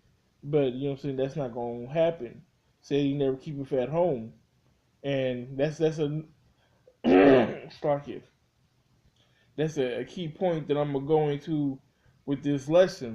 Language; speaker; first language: English; native; English